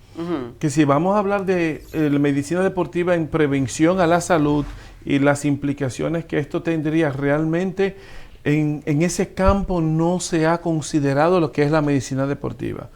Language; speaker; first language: Spanish; native; Spanish